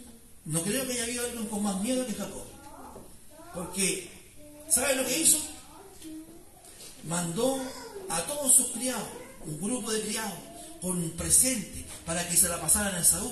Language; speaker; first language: Spanish; native; Spanish